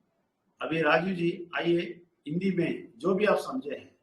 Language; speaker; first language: Hindi; non-native, local second language; Telugu